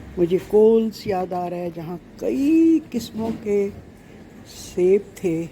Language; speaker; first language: Urdu; native; Urdu